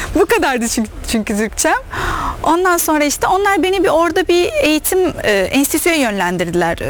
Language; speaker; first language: Turkish; non-native, fluent; Arabic